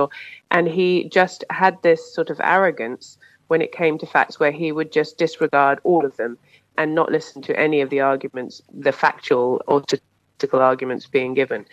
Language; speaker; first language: English; native; English